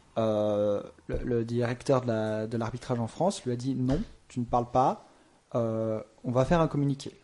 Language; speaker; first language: French; native; French